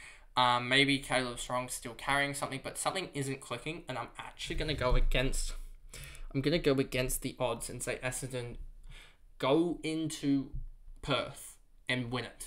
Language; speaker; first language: English; native; English